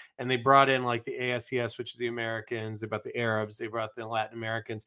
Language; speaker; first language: English; native; English